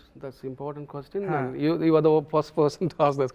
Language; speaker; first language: Telugu; non-native, learner; Tamil